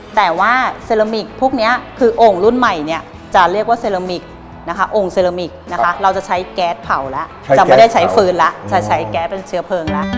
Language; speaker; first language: Thai; native; Thai